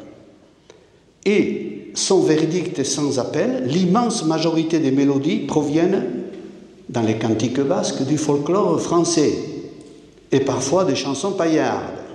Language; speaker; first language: French; native; French